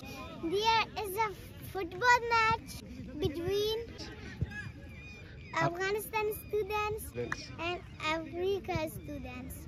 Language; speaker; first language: English; non-native, learner; Persian